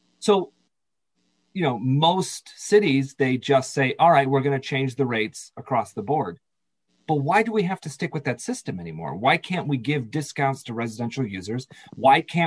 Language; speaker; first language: English; native; English